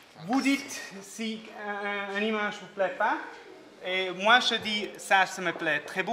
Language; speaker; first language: French; non-native, learner; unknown